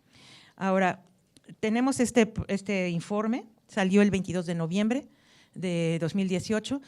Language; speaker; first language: Spanish; native; Spanish